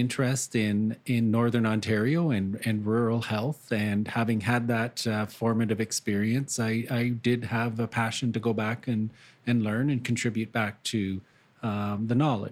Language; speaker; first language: English; native; English